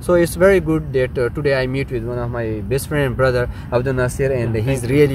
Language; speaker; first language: English; non-native, local second language; Urdu